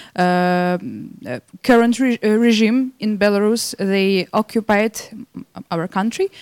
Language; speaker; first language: English; non-native, fluent; Belarusian